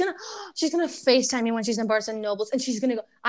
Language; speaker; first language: English; non-native, fluent; Spanish